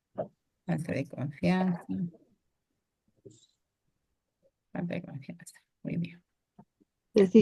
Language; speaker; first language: Spanish; native; Spanish